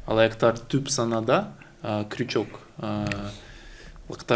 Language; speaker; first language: Kazakh; non-native, learner; Russian